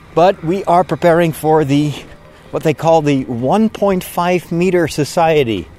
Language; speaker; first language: English; non-native, fluent; Dutch